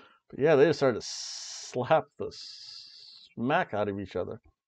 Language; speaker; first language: English; native; English